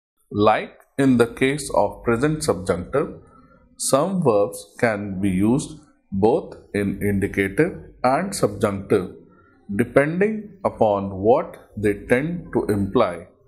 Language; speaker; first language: English; non-native, local second language; Hindi